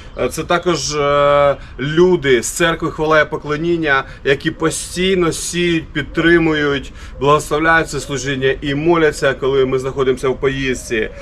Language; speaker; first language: Ukrainian; non-native, local second language; Russian